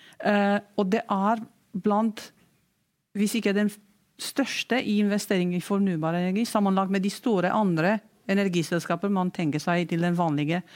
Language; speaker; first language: Norwegian; non-native, fluent; Romanian